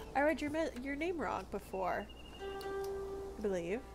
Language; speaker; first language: English; native; English